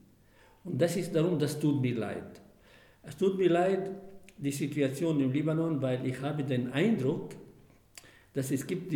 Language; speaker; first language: German; non-native, fluent; Arabic